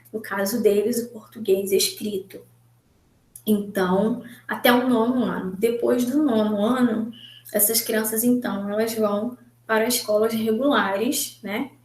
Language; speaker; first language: Portuguese; native; Portuguese